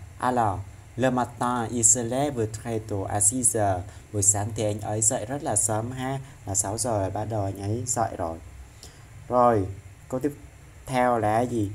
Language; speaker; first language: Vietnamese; non-native, local second language; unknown